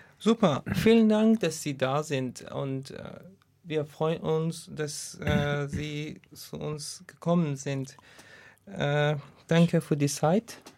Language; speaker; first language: German; non-native, learner; Persian